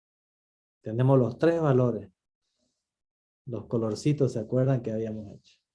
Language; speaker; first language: Spanish; native; Spanish